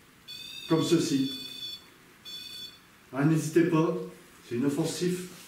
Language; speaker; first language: French; native; French